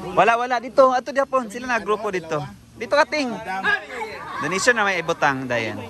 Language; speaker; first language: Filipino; non-native, local second language; Cebuano